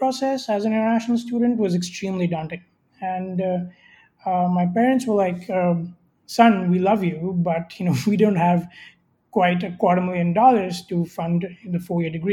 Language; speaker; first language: English; non-native, local second language; Hindi